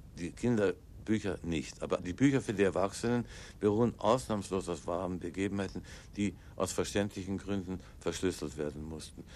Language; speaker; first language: German; non-native, local second language; English